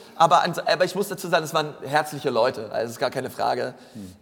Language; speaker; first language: German; native; German